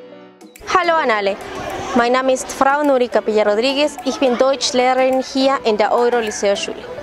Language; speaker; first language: German; non-native, fluent; Spanish